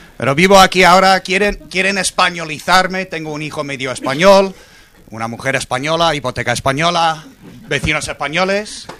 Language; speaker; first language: Spanish; non-native, fluent; English